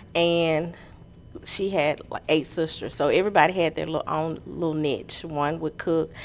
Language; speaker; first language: English; native; English